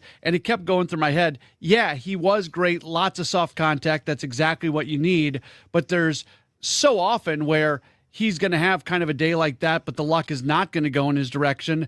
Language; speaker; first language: English; native; English